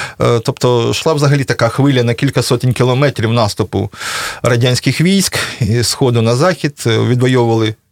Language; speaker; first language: Ukrainian; native; Ukrainian